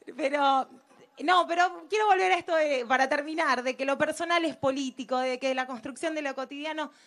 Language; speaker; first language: Spanish; native; Spanish